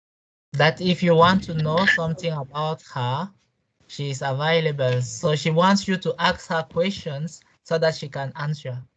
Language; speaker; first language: English; non-native, local second language; French